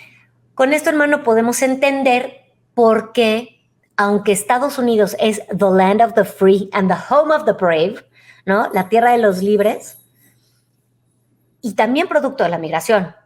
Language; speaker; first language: Spanish; native; Spanish